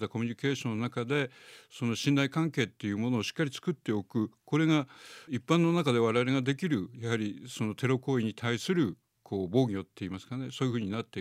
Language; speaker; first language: Japanese; native; Japanese